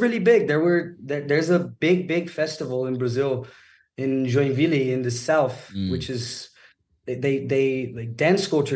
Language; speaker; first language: English; non-native, fluent; Portuguese